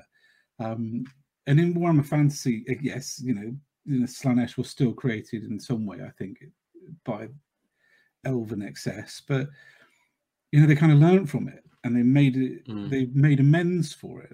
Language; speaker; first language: English; native; English